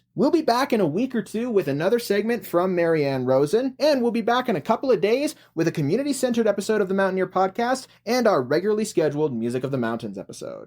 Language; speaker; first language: English; native; English